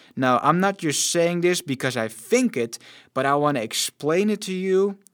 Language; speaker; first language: English; non-native, fluent; Dutch